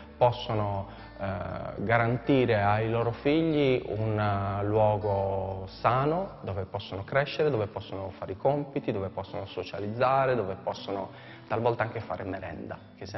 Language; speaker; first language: Italian; native; Italian